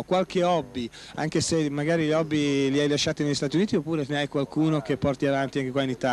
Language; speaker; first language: Italian; native; Italian